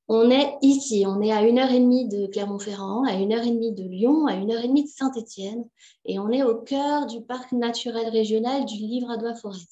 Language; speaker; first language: French; native; French